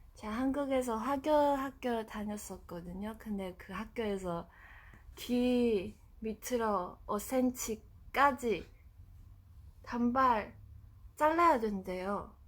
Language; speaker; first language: Korean; non-native, fluent; Japanese